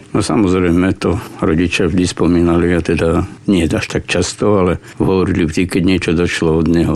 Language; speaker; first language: Slovak; native; Slovak